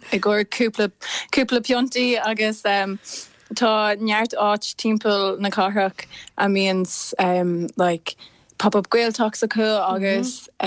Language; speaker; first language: Irish; non-native, local second language; English